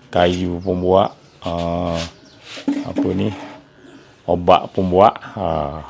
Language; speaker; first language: Malay; native; Malay